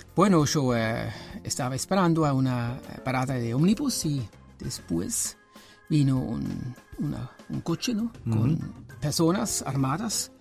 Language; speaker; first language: Spanish; non-native, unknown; German